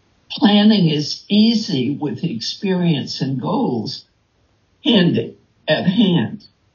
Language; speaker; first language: English; native; English